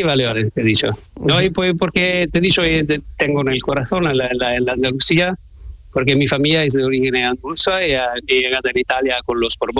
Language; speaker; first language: Spanish; non-native, learner; Italian